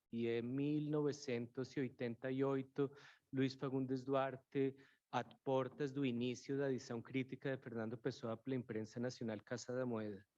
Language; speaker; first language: Portuguese; non-native, fluent; Spanish